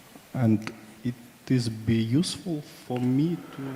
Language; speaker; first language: English; non-native, learner; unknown